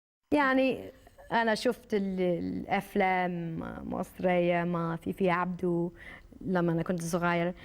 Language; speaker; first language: Arabic; early bilingual, heritage; Arabic